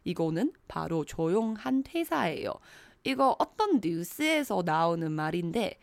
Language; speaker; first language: Korean; non-native, fluent; Chinese